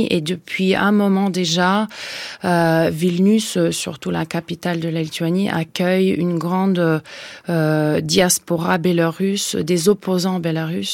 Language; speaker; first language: French; non-native, fluent; Lithuanian